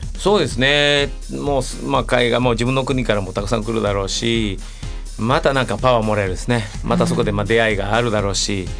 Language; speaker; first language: Japanese; non-native, fluent; Spanish